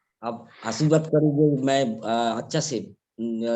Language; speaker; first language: Hindi; non-native, local second language; Bangla